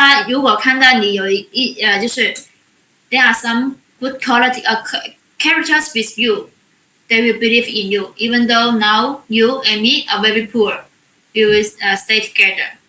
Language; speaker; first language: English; non-native, learner; Chinese